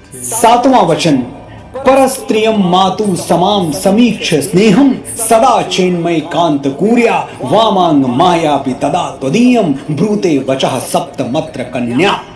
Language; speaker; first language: Hindi; native; Hindi